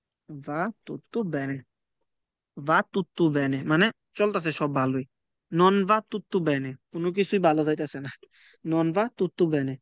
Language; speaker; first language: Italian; non-native, fluent; Bangla